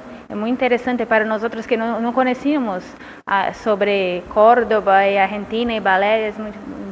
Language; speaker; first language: Spanish; non-native, learner; Portuguese